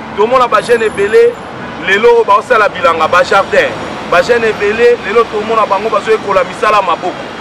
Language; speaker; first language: Lingala; non-native, local second language; Kongo